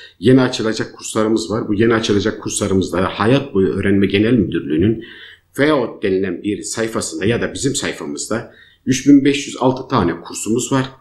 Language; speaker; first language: Turkish; native; Turkish